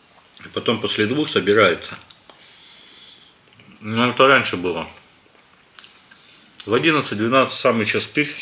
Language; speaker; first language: Russian; native; Russian